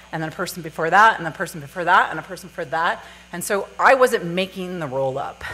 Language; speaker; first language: English; native; English